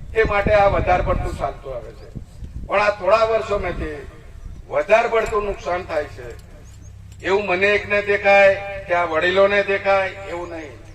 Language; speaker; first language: Gujarati; non-native, local second language; Rathawi